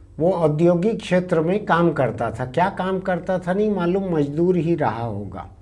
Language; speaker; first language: Hindi; native; Hindi